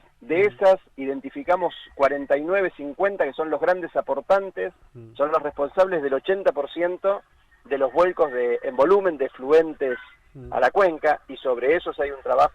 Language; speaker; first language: Spanish; native; Spanish